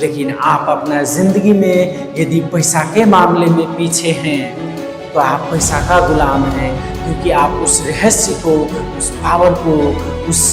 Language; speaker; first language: Hindi; non-native, local second language; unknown